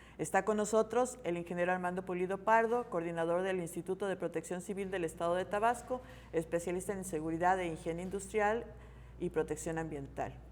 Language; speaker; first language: Spanish; native; Spanish